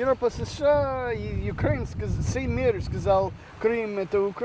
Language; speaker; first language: Russian; non-native, learner; English